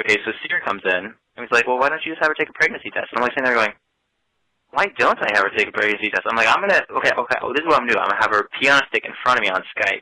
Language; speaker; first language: English; native; English